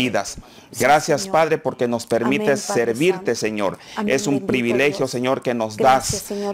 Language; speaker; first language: Spanish; native; Spanish